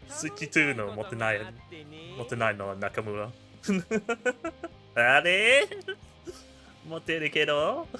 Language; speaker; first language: Japanese; non-native, learner; English